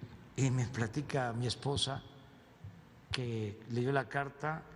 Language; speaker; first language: Spanish; native; Spanish